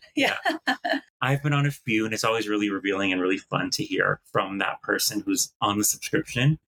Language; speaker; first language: English; native; English